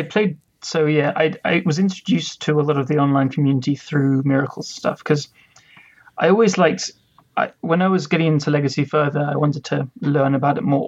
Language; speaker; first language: English; native; English